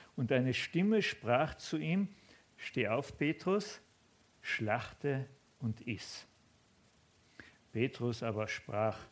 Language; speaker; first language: German; native; German